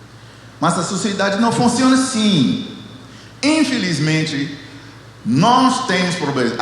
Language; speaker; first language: Portuguese; non-native, fluent; English